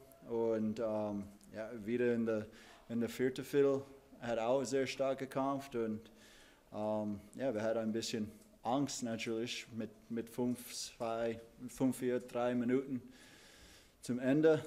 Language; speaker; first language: German; non-native, learner; English